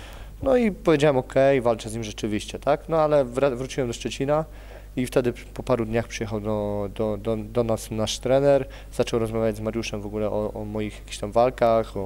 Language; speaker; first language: Polish; native; Polish